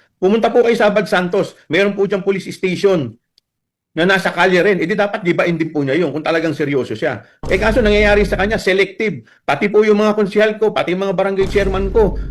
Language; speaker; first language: Filipino; native; Filipino